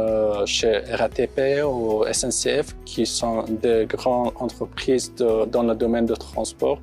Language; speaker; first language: French; non-native, fluent; Pashto